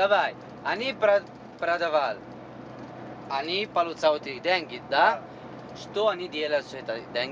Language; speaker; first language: Russian; non-native, learner; Italian